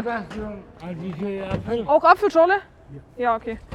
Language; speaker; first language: German; native; German